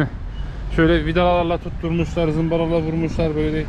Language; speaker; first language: Turkish; native; Turkish